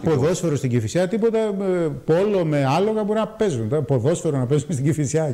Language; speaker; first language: Greek; native; Greek